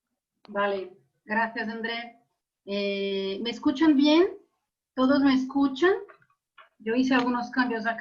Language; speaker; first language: Spanish; non-native, fluent; Portuguese